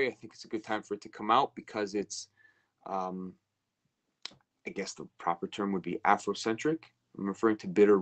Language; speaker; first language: English; native; English